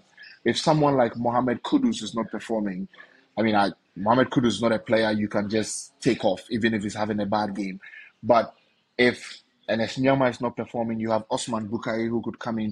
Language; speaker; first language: English; non-native, local second language; Akan